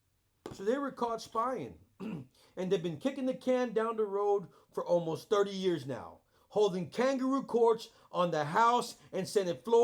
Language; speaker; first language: English; native; English